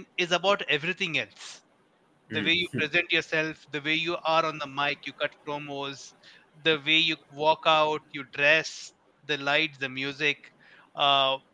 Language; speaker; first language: English; non-native, local second language; Hindi